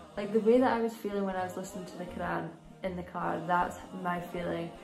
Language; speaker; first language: English; native; English